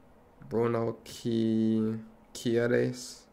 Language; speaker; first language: Spanish; non-native, learner; English